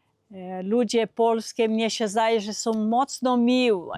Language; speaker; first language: Polish; early bilingual, heritage; Polish